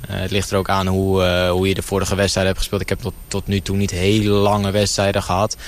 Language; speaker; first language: Dutch; native; Dutch